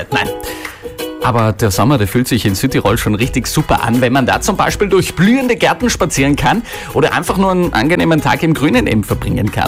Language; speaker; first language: German; native; German